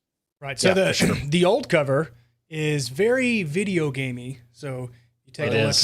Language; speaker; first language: English; native; English